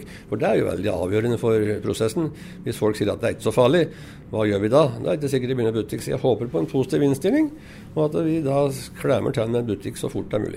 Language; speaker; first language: Norwegian; native; Norwegian